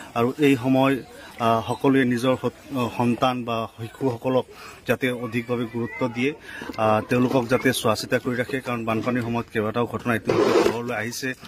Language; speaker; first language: Assamese; non-native, local second language; Bangla